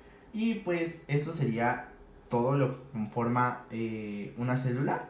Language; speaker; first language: Spanish; native; Spanish